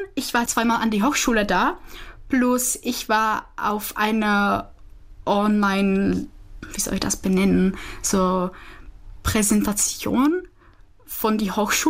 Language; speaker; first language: German; non-native, fluent; Czech